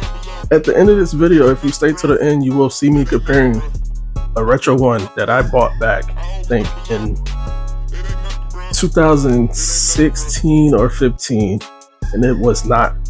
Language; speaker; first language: English; native; English